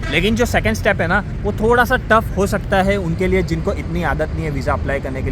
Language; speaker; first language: Hindi; native; Hindi